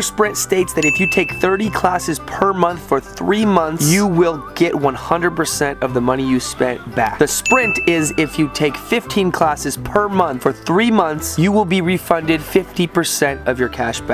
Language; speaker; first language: English; native; English